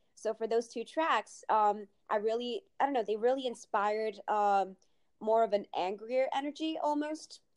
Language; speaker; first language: English; early bilingual, other home language; Italian